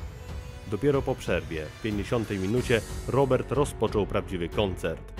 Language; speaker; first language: Polish; native; Polish